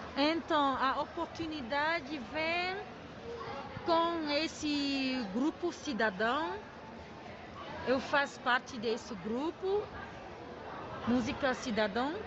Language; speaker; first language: Portuguese; non-native, learner; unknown